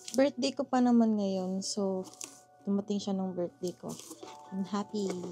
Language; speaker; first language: Filipino; native; Filipino